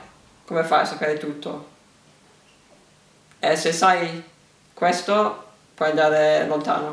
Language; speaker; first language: Italian; early bilingual, heritage; English